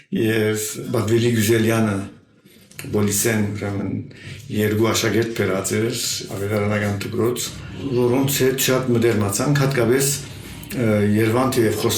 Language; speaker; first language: Armenian; early bilingual, heritage; Armenian